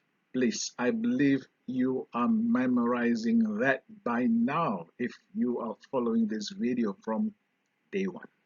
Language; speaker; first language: English; non-native, local second language; Malay